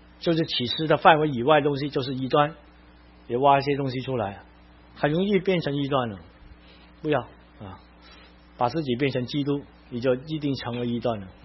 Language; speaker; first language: Chinese; non-native, local second language; Cantonese